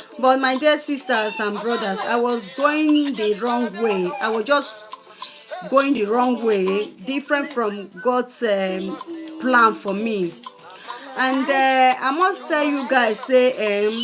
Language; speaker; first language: Nigerian Pidgin; non-native, local second language; Igbo